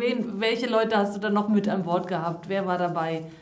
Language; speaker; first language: German; native; German